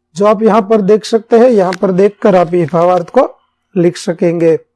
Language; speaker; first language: Hindi; non-native, local second language; Gujarati